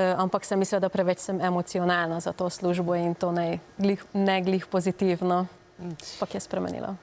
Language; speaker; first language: Slovenian; non-native, learner; Hungarian